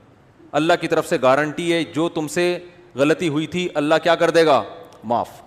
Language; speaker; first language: Urdu; native; Urdu